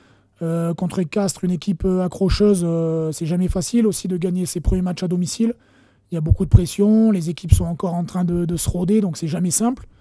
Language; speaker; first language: French; native; French